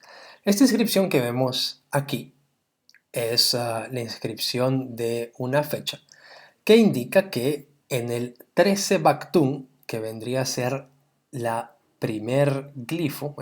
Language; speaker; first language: Spanish; native; Spanish